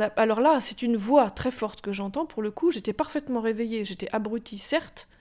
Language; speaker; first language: French; native; French